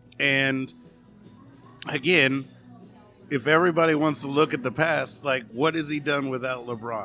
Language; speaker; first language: English; native; English